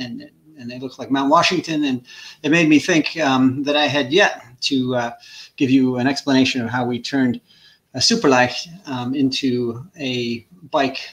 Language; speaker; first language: English; native; English